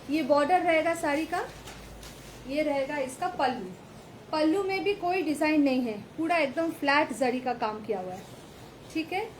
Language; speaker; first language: Hindi; non-native, local second language; Bangla